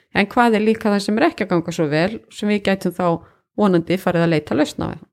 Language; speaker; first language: Icelandic; native; Icelandic